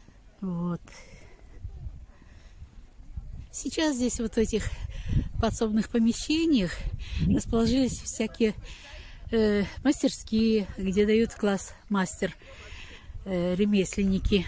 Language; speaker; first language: Russian; native; Russian